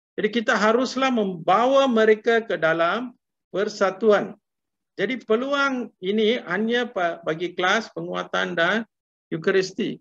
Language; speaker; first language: Malay; non-native, local second language; Tamil